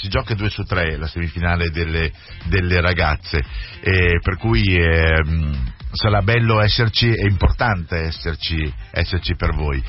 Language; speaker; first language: Italian; native; Italian